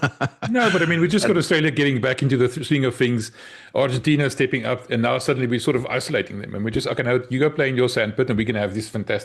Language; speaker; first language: English; non-native, local second language; Afrikaans